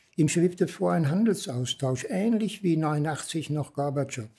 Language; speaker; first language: German; native; German